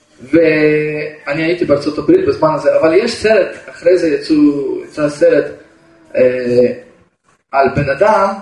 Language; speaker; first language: Hebrew; non-native, fluent; Russian